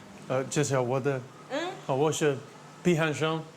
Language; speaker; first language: Chinese; non-native, learner; English